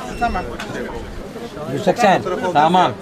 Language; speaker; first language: Turkish; non-native, learner; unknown